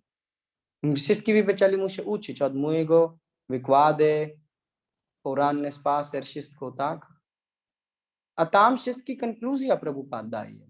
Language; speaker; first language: Polish; non-native, learner; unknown